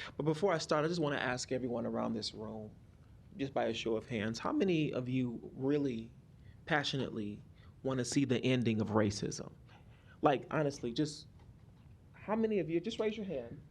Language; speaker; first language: English; native; English